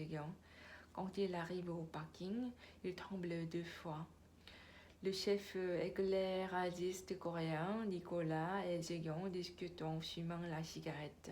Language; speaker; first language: French; non-native, learner; Korean